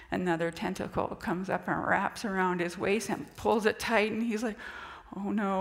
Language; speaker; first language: English; native; English